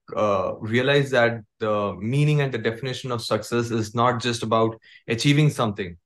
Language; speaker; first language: English; non-native, local second language; Hindi